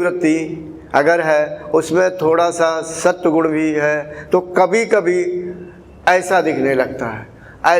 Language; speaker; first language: Hindi; native; Hindi